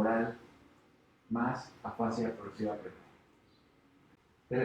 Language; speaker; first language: Spanish; native; Spanish